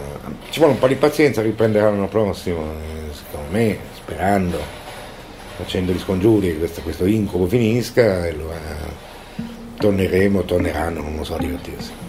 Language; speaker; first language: Italian; native; Italian